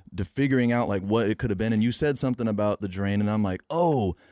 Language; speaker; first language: English; early bilingual, other home language; Filipino